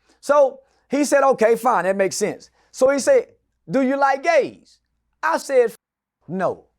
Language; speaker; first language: English; native; English